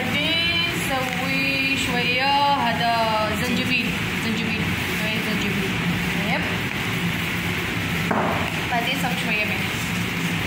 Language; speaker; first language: Arabic; non-native, learner; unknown